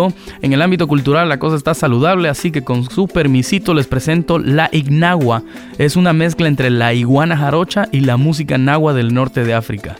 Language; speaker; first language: Spanish; native; Spanish